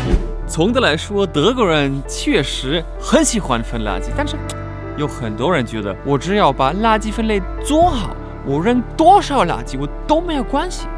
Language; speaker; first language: Chinese; non-native, fluent; German